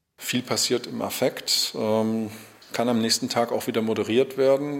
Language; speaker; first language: German; native; German